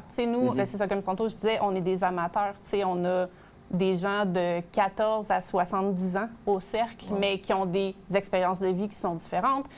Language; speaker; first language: French; native; French